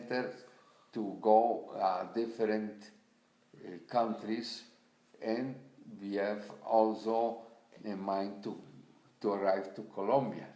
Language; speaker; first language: English; non-native, learner; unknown